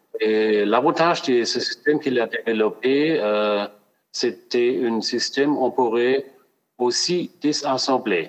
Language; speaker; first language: French; non-native, fluent; German